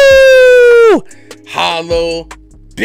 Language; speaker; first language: English; native; English